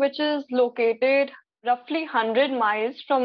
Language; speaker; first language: English; non-native, local second language; Hindi